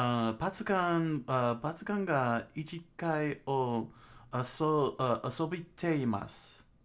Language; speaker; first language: Japanese; non-native, learner; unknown